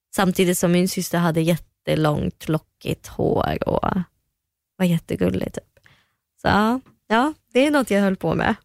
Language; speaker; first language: Swedish; early bilingual, other home language; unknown